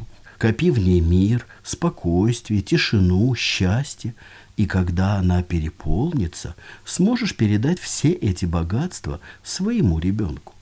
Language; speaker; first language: Russian; native; Russian